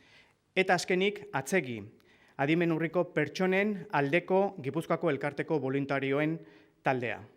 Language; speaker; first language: Basque; native; Basque